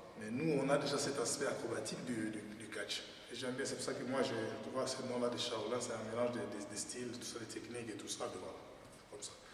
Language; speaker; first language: French; non-native, local second language; Lingala